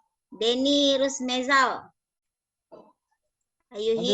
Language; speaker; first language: English; non-native, learner; Indonesian